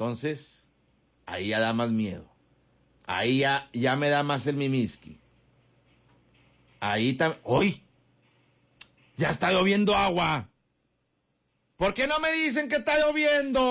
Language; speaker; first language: Spanish; native; Spanish